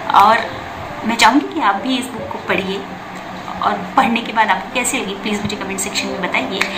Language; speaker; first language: Hindi; non-native, local second language; Marathi